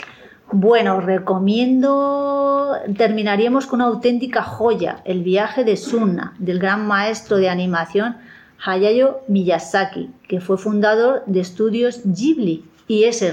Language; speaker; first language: Spanish; native; Spanish